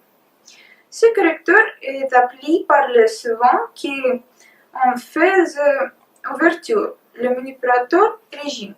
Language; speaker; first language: French; non-native, learner; Russian